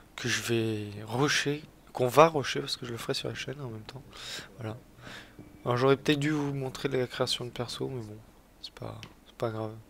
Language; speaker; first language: French; native; French